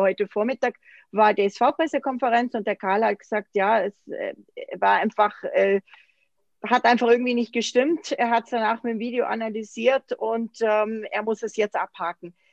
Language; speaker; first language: German; native; German